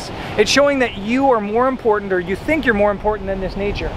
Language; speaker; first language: English; native; English